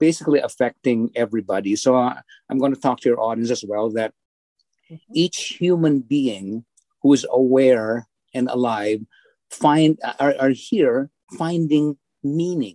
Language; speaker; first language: English; non-native, local second language; Filipino